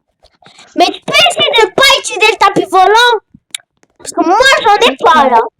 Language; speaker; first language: French; native; French